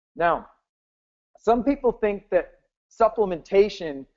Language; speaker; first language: English; native; English